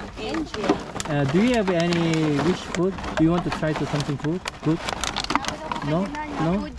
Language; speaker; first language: English; non-native, learner; Korean